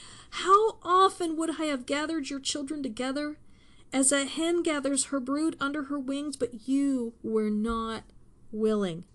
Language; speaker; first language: English; native; English